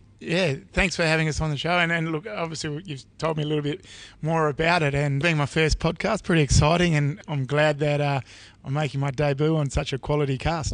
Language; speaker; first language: English; native; English